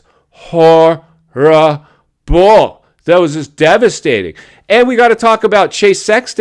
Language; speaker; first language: English; native; English